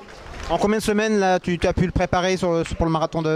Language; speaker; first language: French; native; French